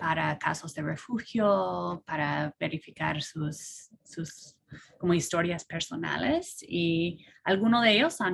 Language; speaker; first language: Spanish; non-native, fluent; English